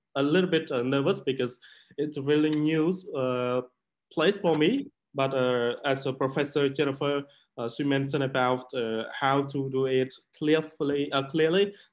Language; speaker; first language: English; non-native, learner; Khmer